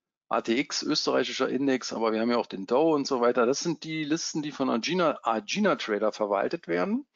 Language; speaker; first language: German; native; German